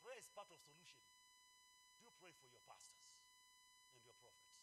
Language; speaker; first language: English; non-native, local second language; Swahili